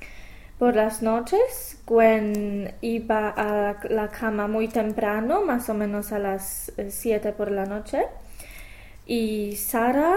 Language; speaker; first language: Spanish; non-native, fluent; English